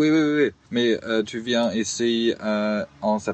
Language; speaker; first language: French; non-native, learner; German